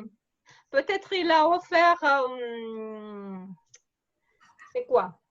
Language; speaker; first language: French; non-native, fluent; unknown